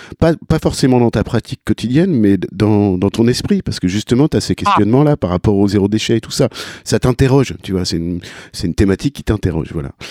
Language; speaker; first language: French; native; French